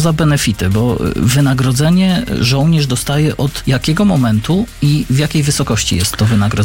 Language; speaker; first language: Polish; native; Polish